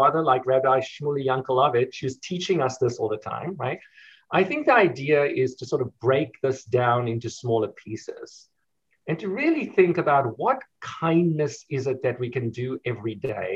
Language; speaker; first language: English; native; English